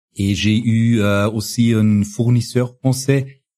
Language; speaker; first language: French; non-native, learner; German